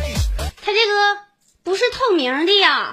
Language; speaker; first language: Chinese; native; Chinese